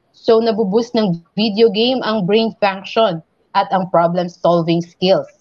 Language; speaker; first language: Filipino; non-native, local second language; Pampanga